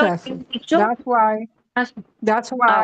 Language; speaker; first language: English; non-native, fluent; Spanish